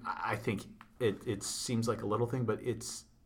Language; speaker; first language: English; native; English